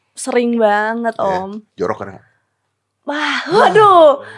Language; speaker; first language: Indonesian; native; Indonesian